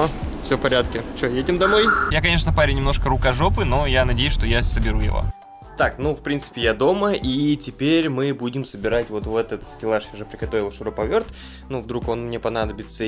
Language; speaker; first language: Russian; native; Russian